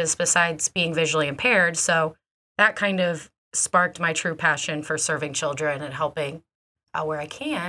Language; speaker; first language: English; native; English